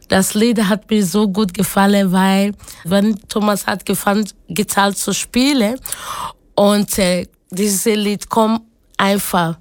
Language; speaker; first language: German; non-native, learner; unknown